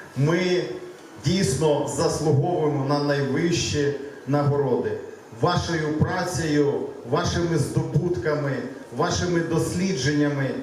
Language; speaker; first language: Ukrainian; native; Ukrainian